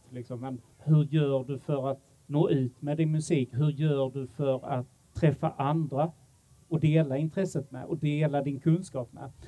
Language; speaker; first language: Swedish; native; Swedish